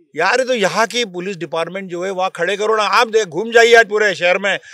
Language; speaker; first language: Hindi; non-native, local second language; Marathi